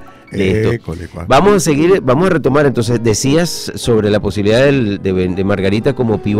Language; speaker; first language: Spanish; native; Spanish